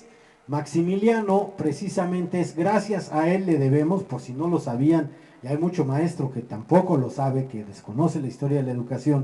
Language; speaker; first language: Spanish; native; Spanish